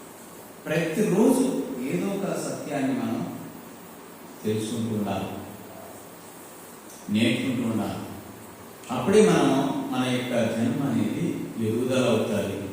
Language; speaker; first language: Telugu; native; Telugu